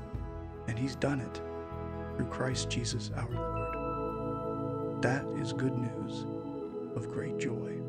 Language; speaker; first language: English; native; English